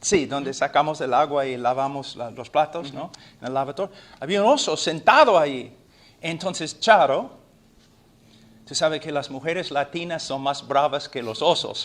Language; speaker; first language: Spanish; non-native, fluent; English